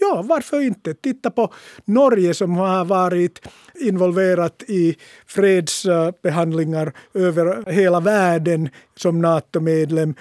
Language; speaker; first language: Swedish; non-native, local second language; Finnish